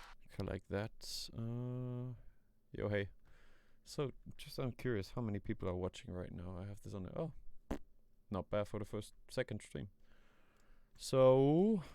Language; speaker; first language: English; non-native, fluent; German